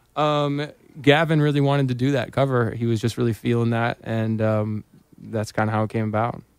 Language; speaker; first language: English; native; English